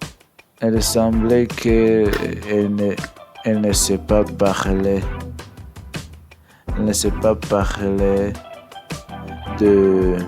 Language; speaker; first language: French; non-native, learner; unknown